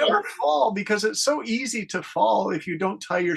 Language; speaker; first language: English; native; English